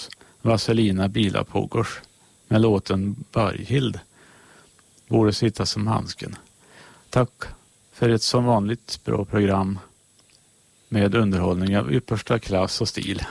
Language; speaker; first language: Swedish; native; Swedish